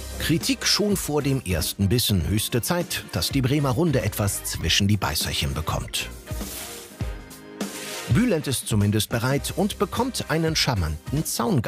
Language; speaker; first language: German; native; German